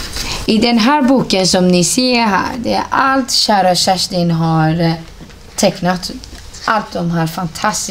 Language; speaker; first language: Swedish; non-native, fluent; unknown